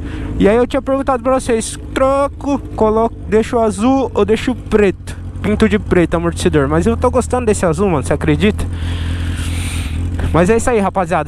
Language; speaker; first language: Portuguese; native; Portuguese